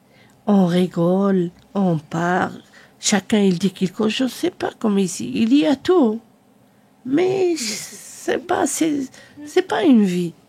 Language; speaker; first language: French; non-native, learner; Arabic